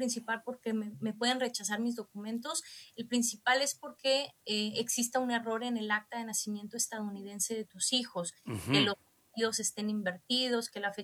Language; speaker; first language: Spanish; native; Spanish